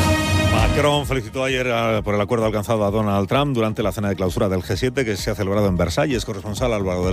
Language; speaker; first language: Spanish; native; Spanish